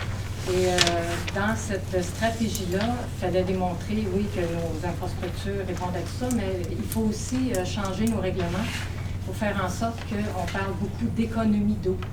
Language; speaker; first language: French; native; French